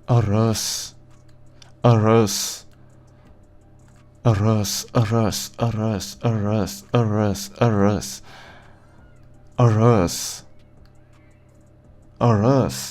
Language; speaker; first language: Kazakh; non-native, learner; Tatar